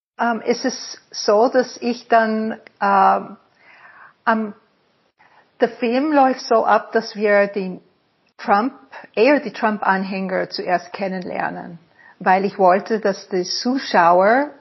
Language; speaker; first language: German; non-native, fluent; English